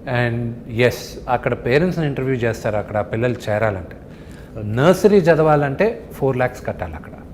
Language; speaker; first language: Telugu; native; Telugu